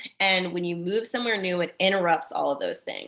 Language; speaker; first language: English; native; English